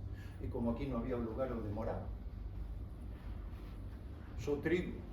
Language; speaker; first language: Portuguese; non-native, fluent; Spanish